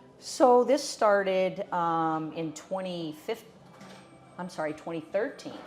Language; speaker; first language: English; native; English